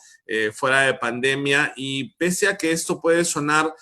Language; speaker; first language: Spanish; native; Spanish